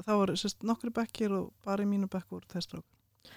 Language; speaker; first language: Icelandic; early bilingual, other home language; Russian